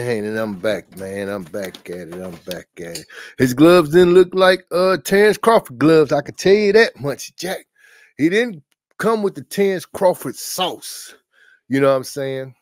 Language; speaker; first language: English; native; English